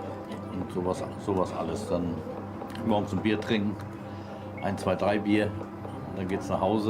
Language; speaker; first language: German; native; German